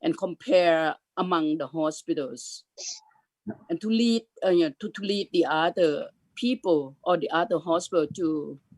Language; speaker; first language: English; non-native, fluent; Thai